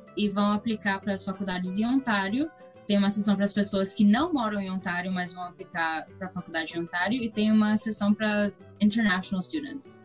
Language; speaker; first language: Portuguese; early bilingual, heritage; English